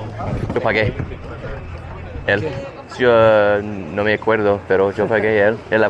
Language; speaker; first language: Spanish; non-native, learner; English